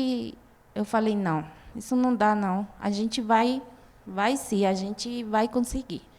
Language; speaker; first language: Portuguese; non-native, fluent; Guarani